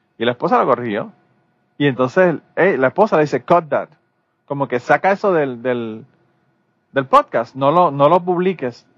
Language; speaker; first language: Spanish; native; Spanish